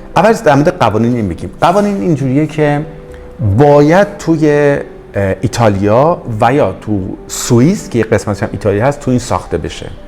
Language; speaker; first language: Persian; native; Persian